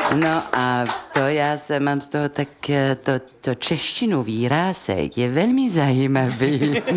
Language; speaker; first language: Czech; non-native, fluent; French